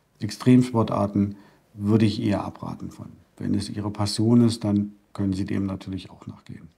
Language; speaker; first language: German; native; German